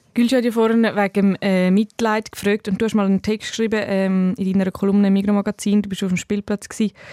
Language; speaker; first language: German; native; German